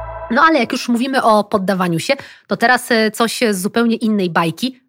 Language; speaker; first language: Polish; early bilingual, heritage; Polish